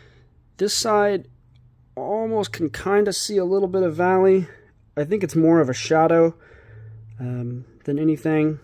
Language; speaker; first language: English; native; English